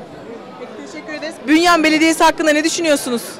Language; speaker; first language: Turkish; native; Turkish